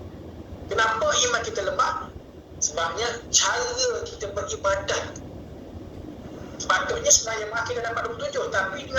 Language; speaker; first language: Malay; native; Malay